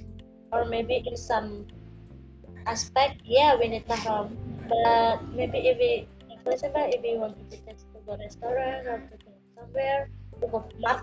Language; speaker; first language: English; non-native, learner; Indonesian